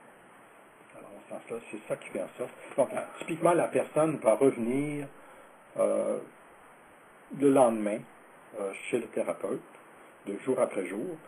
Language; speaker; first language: French; native; French